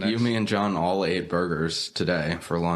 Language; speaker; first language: English; native; English